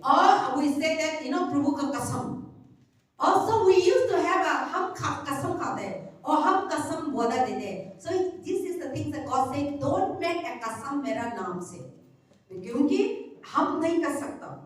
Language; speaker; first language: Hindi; non-native, local second language; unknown